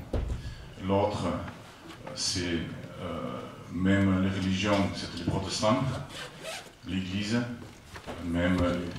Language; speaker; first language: French; non-native, fluent; Afrikaans